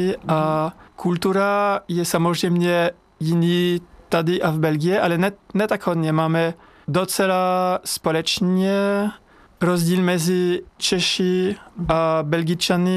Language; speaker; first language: Czech; non-native, learner; French